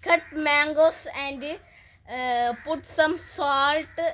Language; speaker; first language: English; non-native, learner; Malayalam